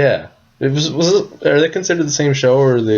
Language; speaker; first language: English; native; English